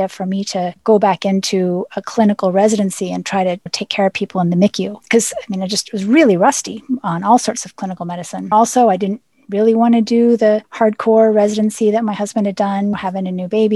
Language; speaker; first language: English; native; English